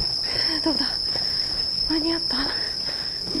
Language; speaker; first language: Japanese; non-native, fluent; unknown